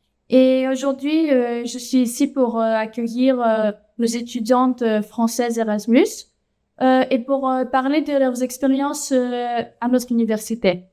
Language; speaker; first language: French; non-native, fluent; Greek